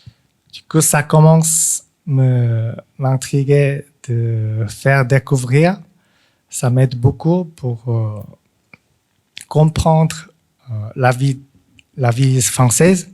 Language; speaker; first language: French; non-native, fluent; Korean